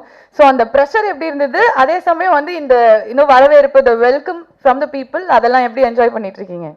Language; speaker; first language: Tamil; native; Tamil